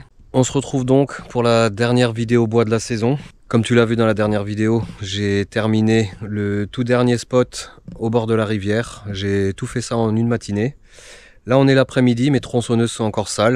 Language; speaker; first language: French; native; French